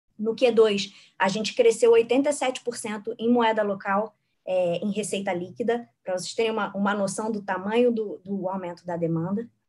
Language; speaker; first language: Portuguese; native; Portuguese